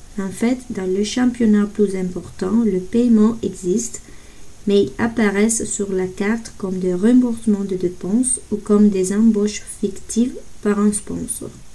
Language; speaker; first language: French; non-native, fluent; Italian